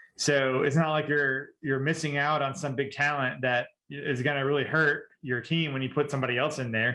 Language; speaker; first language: English; native; English